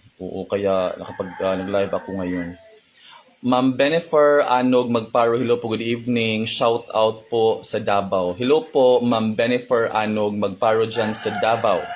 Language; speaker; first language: Filipino; non-native, local second language; Cebuano